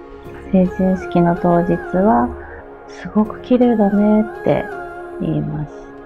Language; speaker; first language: Japanese; native; Japanese